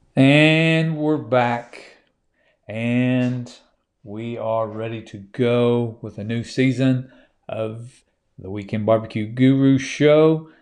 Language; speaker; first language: English; native; English